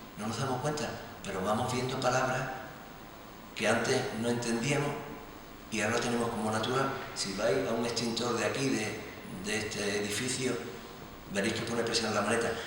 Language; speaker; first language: Spanish; native; Spanish